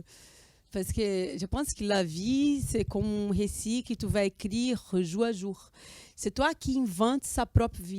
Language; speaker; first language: French; non-native, fluent; Portuguese